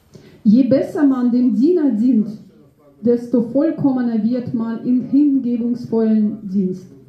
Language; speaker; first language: German; non-native, fluent; Russian